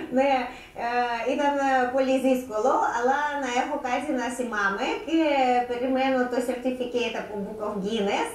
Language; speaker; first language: Greek; non-native, learner; Russian